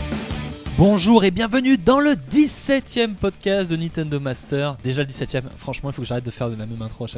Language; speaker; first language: French; native; French